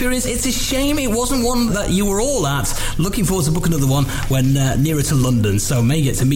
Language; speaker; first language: English; native; English